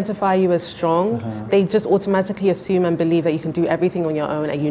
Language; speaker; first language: English; native; English